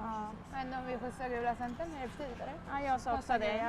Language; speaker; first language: Swedish; native; Swedish